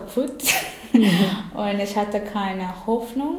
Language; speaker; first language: German; non-native, learner; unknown